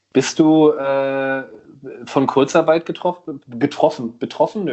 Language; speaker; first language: German; native; German